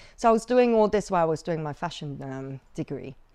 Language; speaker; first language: English; early bilingual, other home language; Cantonese